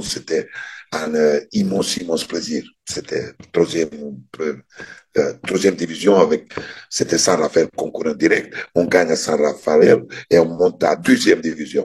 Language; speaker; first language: French; non-native, fluent; Serbian